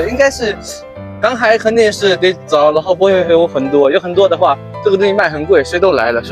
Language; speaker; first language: Chinese; native; Chinese